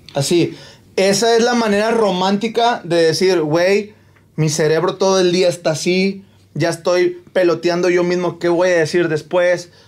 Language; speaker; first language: Spanish; native; Spanish